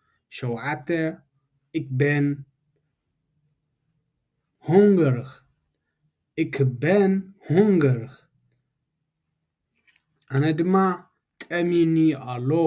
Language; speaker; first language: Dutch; non-native, fluent; Tigrinya